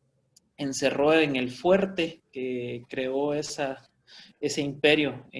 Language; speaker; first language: Spanish; native; Spanish